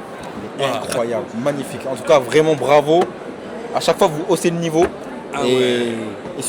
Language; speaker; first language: French; native; French